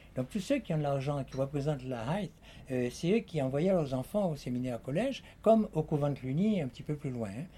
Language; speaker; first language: French; native; French